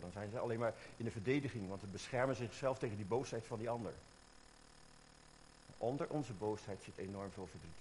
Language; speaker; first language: Dutch; native; Dutch